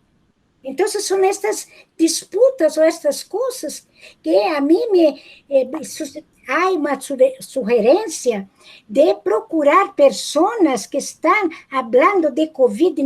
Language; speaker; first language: Spanish; non-native, fluent; Portuguese